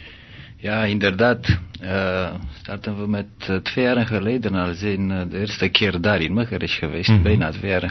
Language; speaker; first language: Dutch; non-native, learner; Romanian